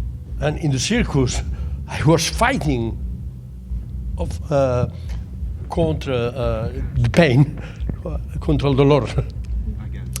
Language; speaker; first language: English; non-native, learner; Catalan